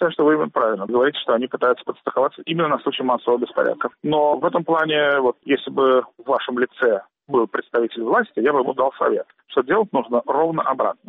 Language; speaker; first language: Russian; native; Russian